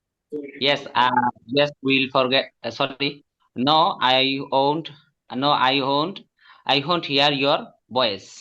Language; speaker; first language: English; non-native, learner; Bangla